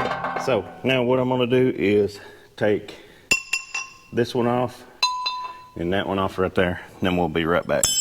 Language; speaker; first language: English; native; English